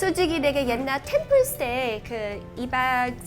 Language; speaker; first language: Korean; non-native, learner; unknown